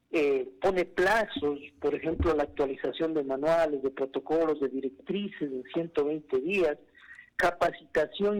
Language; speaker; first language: Spanish; native; Spanish